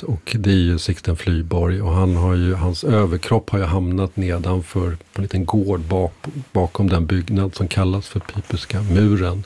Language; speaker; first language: Swedish; native; Swedish